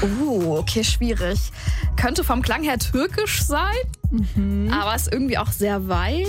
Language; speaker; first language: German; native; German